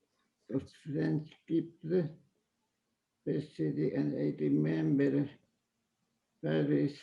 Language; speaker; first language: English; non-native, fluent; Polish